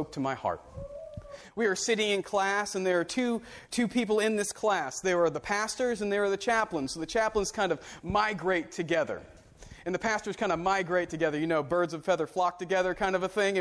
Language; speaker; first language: English; native; English